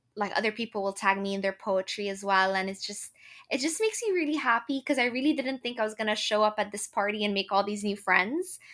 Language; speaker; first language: English; non-native, fluent; Arabic